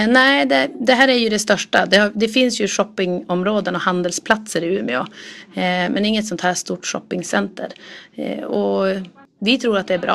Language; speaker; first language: Swedish; native; Swedish